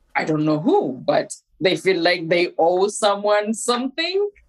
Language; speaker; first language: English; non-native, fluent; Amharic